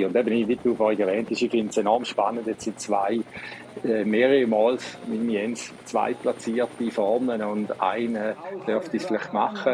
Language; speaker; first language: German; native; German